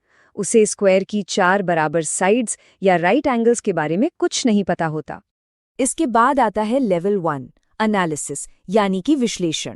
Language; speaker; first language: Hindi; native; Hindi